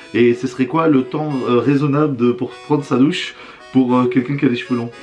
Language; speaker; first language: French; native; French